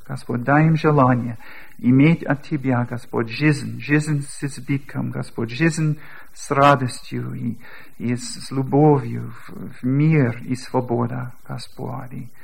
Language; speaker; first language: Russian; non-native, learner; English